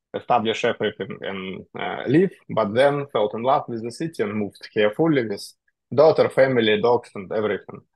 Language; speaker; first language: English; non-native, fluent; Russian